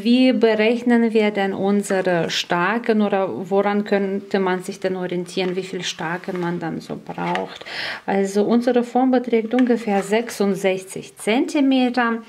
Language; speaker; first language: German; native; German